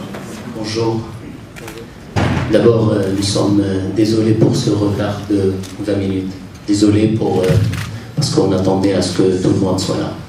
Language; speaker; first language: French; non-native, local second language; Arabic